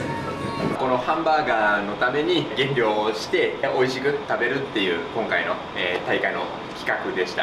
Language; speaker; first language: Japanese; native; Japanese